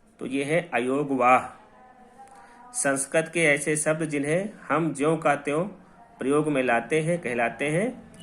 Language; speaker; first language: Hindi; native; Hindi